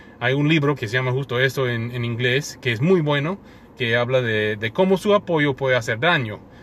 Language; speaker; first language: Spanish; non-native, fluent; English